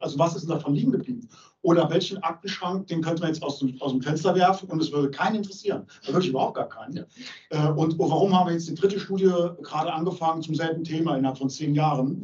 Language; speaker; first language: German; native; German